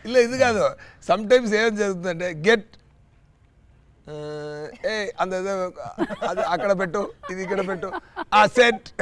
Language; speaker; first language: Telugu; non-native, learner; Tamil